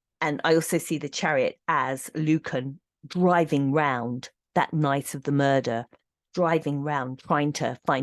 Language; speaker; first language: English; native; English